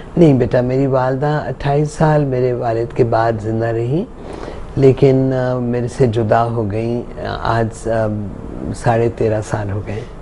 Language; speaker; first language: Urdu; non-native, local second language; Punjabi